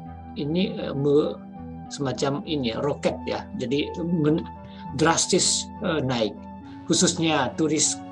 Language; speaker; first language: Indonesian; non-native, fluent; Japanese